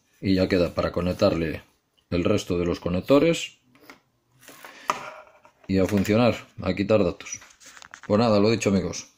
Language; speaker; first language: Spanish; native; Spanish